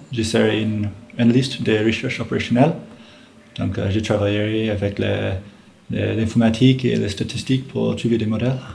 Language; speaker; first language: French; non-native, learner; English